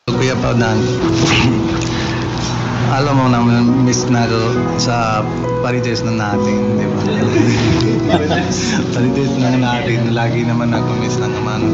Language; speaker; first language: Filipino; non-native, learner; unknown